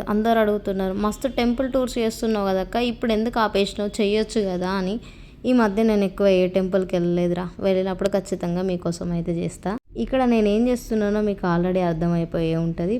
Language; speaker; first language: Telugu; native; Telugu